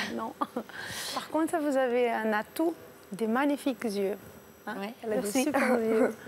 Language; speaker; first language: French; non-native, fluent; Portuguese